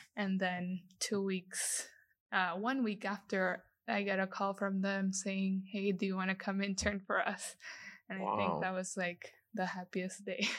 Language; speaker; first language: English; non-native, fluent; Spanish